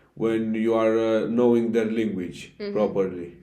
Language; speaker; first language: English; non-native, fluent; Romanian